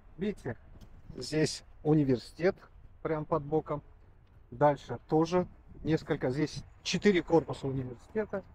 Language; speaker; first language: Russian; non-native, local second language; Kazakh